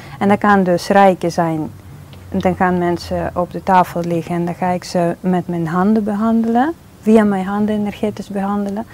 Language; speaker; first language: Dutch; non-native, fluent; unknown